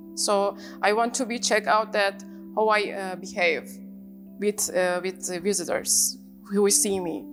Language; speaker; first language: English; non-native, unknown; Turkish